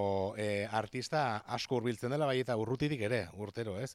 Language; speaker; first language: Basque; native; Basque